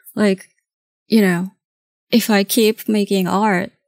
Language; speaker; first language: English; non-native, fluent; Japanese